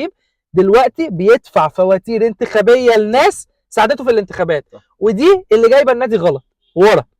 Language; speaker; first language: Arabic; native; Arabic